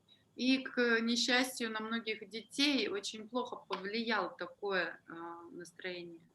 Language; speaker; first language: Russian; native; Russian